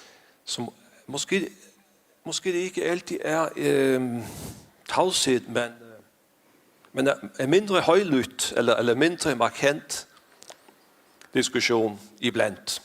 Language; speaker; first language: Danish; non-native, fluent; Faroese